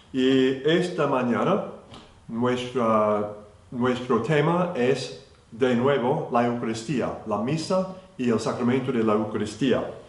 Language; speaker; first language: Spanish; non-native, fluent; English